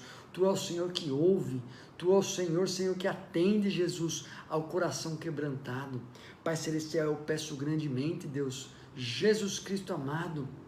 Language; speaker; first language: Portuguese; native; Portuguese